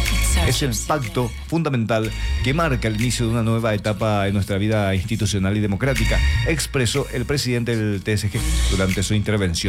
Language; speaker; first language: Spanish; native; Spanish